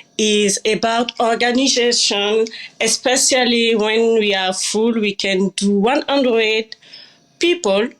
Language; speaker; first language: English; non-native, learner; French